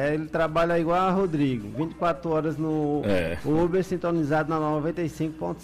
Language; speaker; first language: Portuguese; native; Portuguese